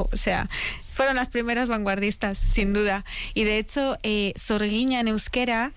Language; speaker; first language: Spanish; native; Spanish